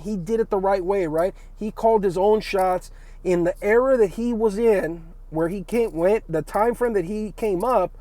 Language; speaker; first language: English; native; English